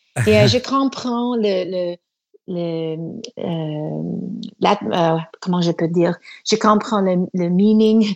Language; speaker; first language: French; non-native, learner; English